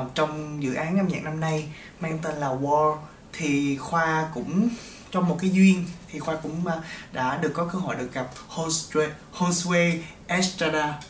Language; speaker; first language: Vietnamese; native; Vietnamese